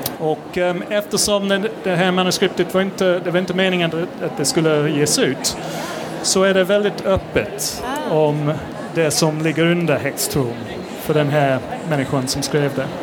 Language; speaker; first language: Swedish; non-native, fluent; English